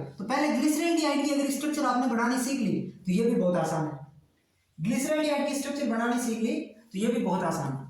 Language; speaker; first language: Hindi; native; Hindi